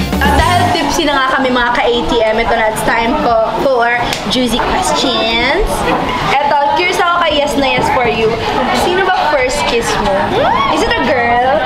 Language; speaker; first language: Filipino; non-native, local second language; Cebuano